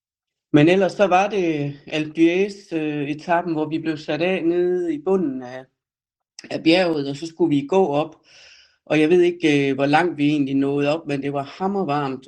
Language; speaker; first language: Danish; native; Danish